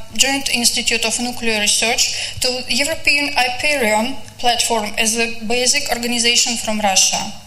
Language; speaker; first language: English; non-native, fluent; Russian